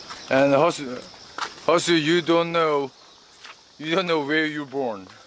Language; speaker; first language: English; non-native, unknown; Korean